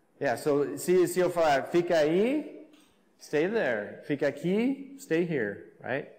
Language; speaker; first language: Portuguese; non-native, fluent; English